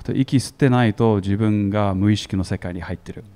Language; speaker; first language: Japanese; non-native, fluent; English